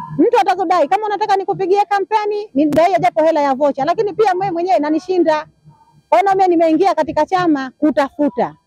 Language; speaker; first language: Swahili; native; Swahili